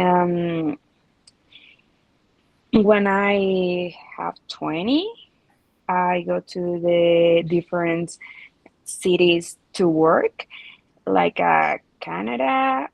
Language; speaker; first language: English; non-native, learner; Spanish